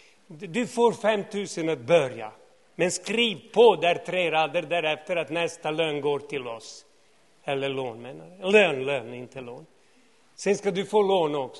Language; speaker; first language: Swedish; non-native, fluent; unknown